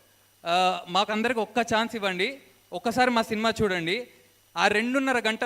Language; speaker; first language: Telugu; native; Telugu